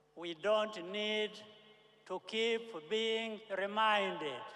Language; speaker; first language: English; non-native, local second language; Kinyarwanda